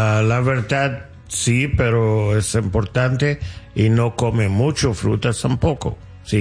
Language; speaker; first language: Spanish; non-native, learner; English